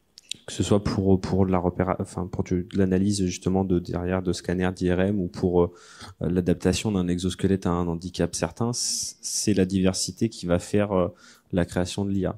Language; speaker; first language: French; native; French